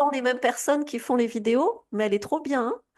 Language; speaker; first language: French; native; French